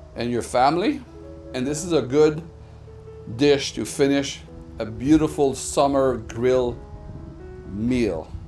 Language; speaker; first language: English; non-native, fluent; French